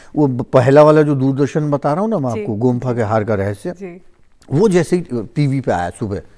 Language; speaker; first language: Hindi; native; Hindi